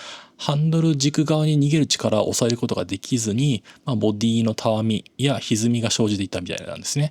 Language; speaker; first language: Japanese; native; Japanese